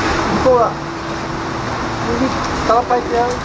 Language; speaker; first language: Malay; non-native, local second language; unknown